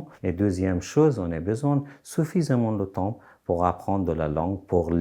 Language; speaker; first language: French; non-native, fluent; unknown